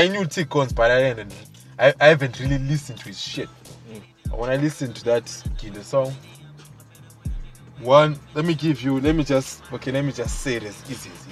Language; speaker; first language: English; non-native, local second language; Shona